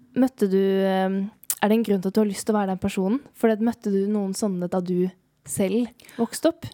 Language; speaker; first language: Norwegian; native; Norwegian